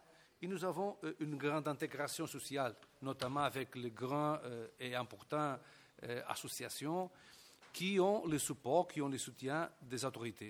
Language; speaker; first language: French; non-native, fluent; Portuguese